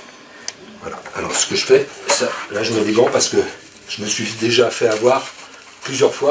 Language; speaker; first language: French; native; French